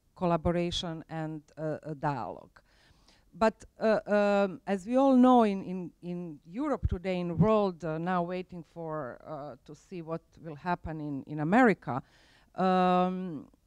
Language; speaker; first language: English; non-native, fluent; Croatian